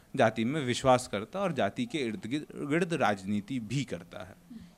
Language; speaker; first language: Hindi; native; Hindi